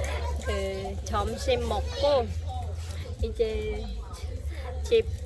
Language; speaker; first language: Korean; non-native, fluent; Khmer